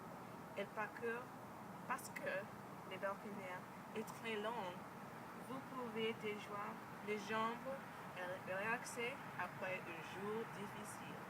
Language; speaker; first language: French; non-native, learner; English